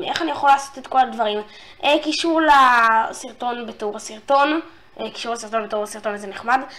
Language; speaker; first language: Hebrew; native; Hebrew